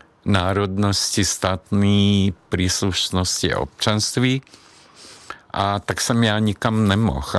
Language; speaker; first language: Czech; non-native, fluent; Hungarian